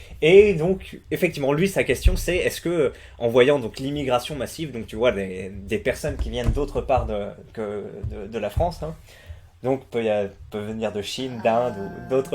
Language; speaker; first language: French; native; French